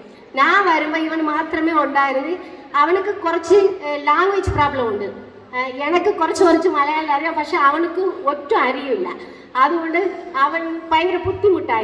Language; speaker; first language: Malayalam; non-native, learner; Tamil